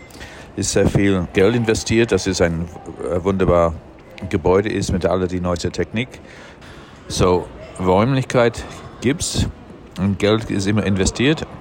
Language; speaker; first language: German; non-native, fluent; English